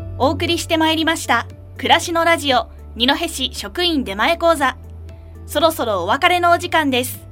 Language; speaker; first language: Japanese; native; Japanese